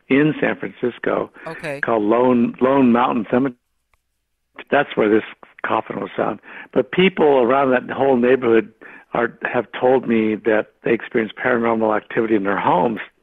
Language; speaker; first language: English; native; English